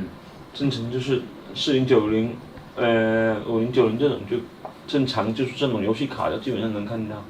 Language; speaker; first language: Chinese; native; Chinese